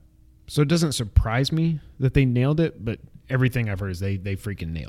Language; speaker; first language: English; native; English